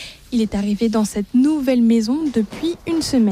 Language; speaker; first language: French; native; French